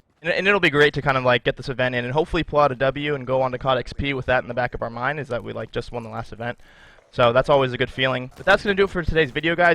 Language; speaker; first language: English; native; English